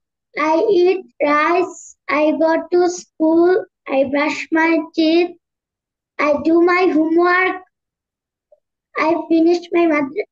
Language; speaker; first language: English; non-native, learner; Bangla